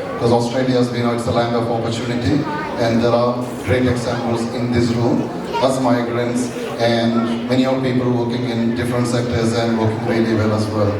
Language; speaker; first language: English; non-native, local second language; Malayalam